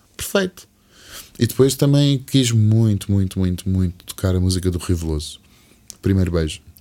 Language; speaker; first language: Portuguese; early bilingual, other home language; English